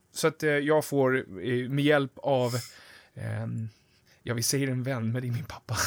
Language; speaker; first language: Swedish; native; Swedish